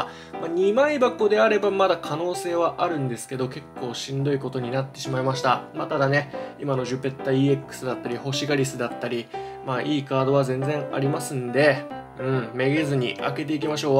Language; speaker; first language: Japanese; native; Japanese